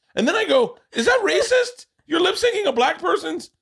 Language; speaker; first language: English; native; English